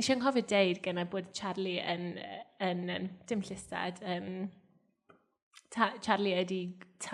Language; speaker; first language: Welsh; native; Welsh